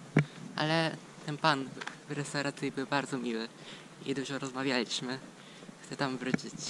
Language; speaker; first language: Polish; non-native, fluent; Japanese